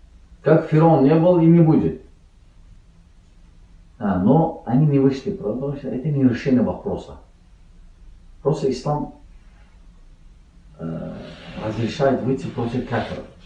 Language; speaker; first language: Russian; non-native, learner; Azerbaijani